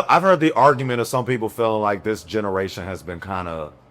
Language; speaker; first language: English; native; English